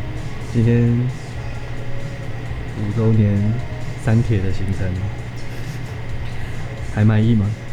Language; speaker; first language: Chinese; native; Chinese